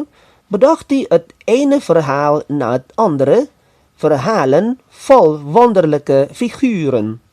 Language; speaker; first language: Dutch; non-native, fluent; Indonesian